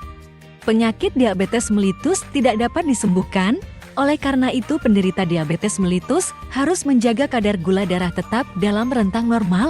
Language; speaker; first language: Indonesian; native; Indonesian